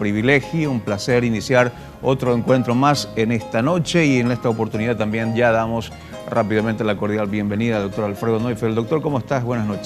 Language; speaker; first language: Spanish; native; Spanish